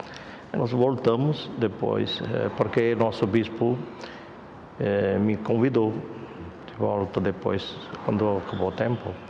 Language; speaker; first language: Portuguese; non-native, fluent; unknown